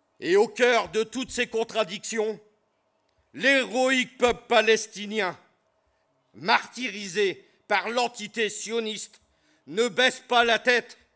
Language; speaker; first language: French; native; French